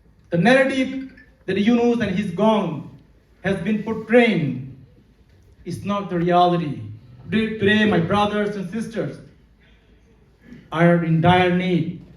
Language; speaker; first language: English; non-native, local second language; Bangla